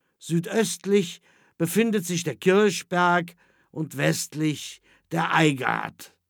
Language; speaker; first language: German; native; German